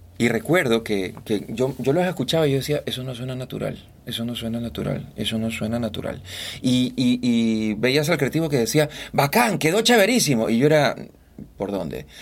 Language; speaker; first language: Spanish; native; Spanish